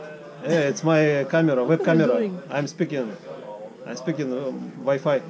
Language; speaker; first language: English; non-native, learner; Russian